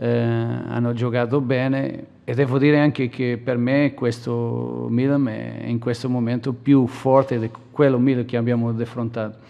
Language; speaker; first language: Italian; non-native, fluent; Portuguese